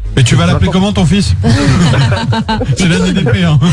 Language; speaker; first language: French; native; French